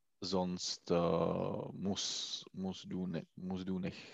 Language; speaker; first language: German; non-native, learner; Czech